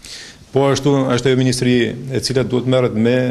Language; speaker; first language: Albanian; native; Albanian